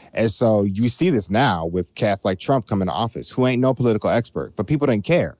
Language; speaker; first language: English; native; English